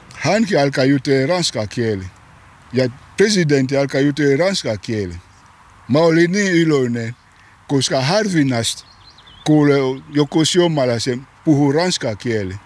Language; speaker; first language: Finnish; non-native, learner; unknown